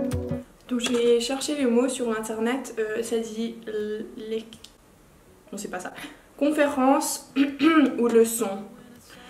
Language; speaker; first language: French; non-native, fluent; Finnish